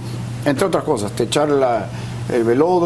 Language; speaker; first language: Spanish; native; Spanish